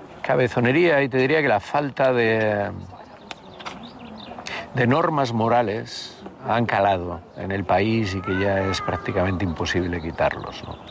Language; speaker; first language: Spanish; native; Spanish